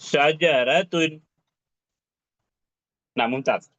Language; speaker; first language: Arabic; non-native, fluent; Urdu